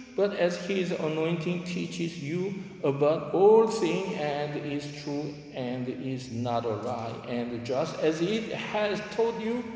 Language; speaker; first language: English; non-native, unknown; Korean